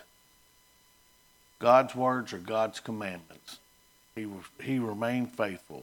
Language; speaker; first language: English; native; English